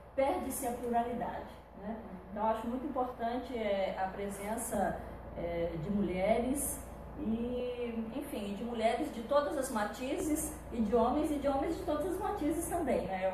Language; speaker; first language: Portuguese; native; Portuguese